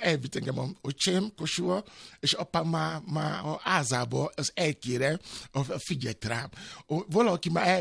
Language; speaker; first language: Hungarian; non-native, learner; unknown